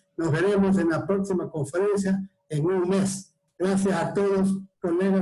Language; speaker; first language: Spanish; native; Spanish